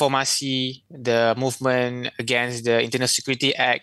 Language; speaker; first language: English; non-native, local second language; Malay